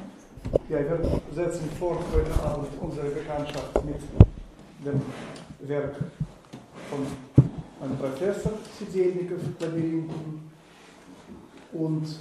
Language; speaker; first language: German; non-native, fluent; Russian